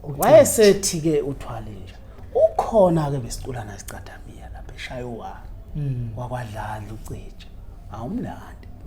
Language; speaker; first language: Zulu; native; Zulu